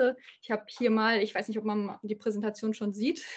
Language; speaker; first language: German; native; German